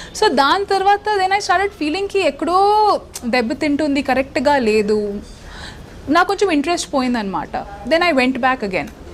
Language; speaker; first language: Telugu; non-native, local second language; Hindi